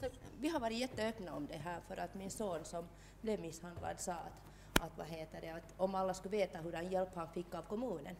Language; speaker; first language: Swedish; non-native, local second language; Finnish